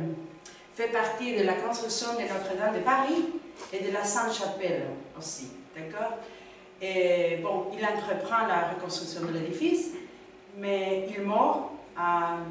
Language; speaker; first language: French; non-native, learner; Spanish